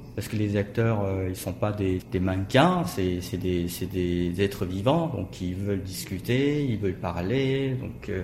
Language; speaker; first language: French; non-native, fluent; Korean